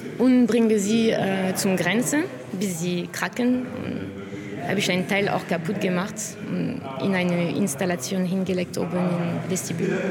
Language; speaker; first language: German; non-native, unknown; French